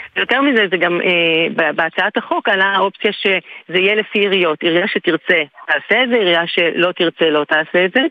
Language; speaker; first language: Hebrew; native; Hebrew